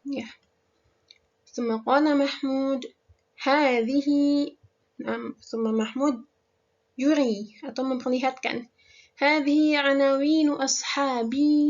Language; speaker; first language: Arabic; non-native, fluent; Indonesian